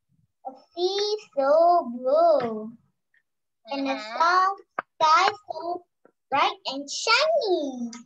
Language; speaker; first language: English; non-native, learner; Vietnamese